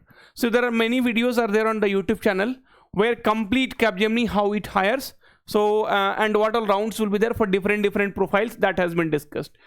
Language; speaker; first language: English; non-native, local second language; Hindi